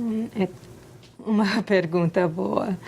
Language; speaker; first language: Portuguese; non-native, fluent; English